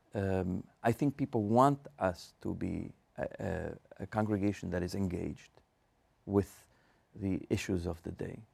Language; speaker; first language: English; non-native, fluent; Spanish